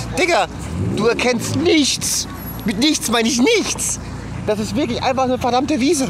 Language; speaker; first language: German; native; German